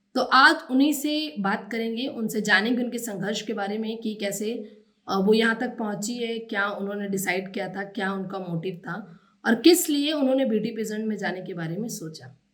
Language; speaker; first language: Hindi; native; Hindi